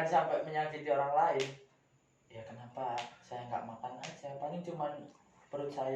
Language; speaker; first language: Indonesian; native; Indonesian